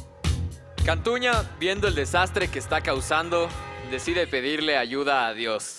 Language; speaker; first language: Spanish; native; Spanish